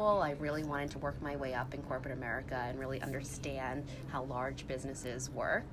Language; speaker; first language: English; native; English